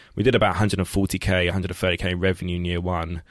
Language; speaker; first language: English; native; English